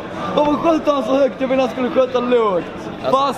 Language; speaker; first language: Swedish; native; Swedish